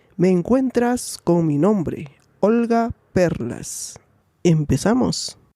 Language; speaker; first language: Spanish; native; Spanish